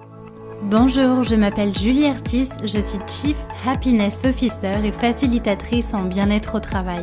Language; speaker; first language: French; native; French